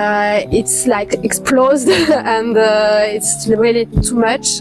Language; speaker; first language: English; non-native, fluent; French